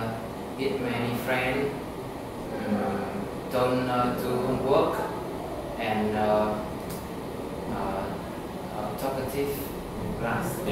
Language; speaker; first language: English; non-native, learner; Vietnamese